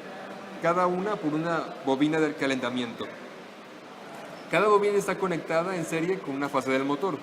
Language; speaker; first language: Spanish; native; Spanish